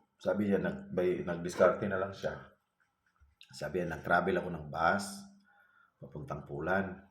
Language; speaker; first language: Filipino; non-native, local second language; Cebuano